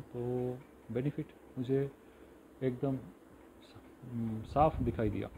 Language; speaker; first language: Hindi; non-native, local second language; Bangla